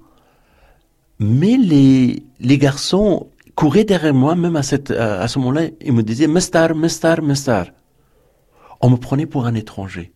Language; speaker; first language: French; non-native, fluent; Persian